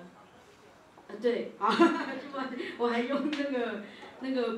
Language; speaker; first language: Chinese; native; Chinese